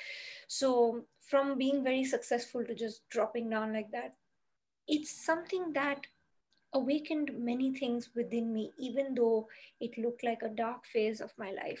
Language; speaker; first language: English; non-native, local second language; Bangla